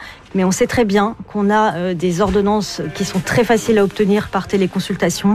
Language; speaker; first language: French; native; French